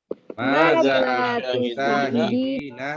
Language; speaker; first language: Arabic; non-native, learner; Indonesian